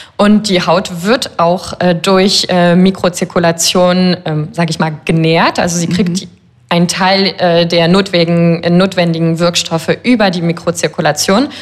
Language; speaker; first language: German; non-native, fluent; French